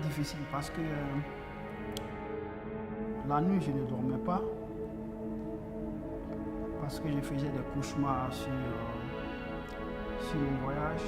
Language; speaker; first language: French; non-native, local second language; Bambara